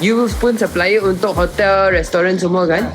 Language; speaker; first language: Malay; non-native, local second language; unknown